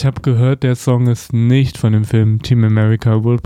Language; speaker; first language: German; native; German